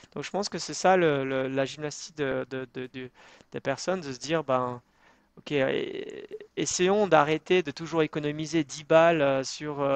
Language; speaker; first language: French; native; French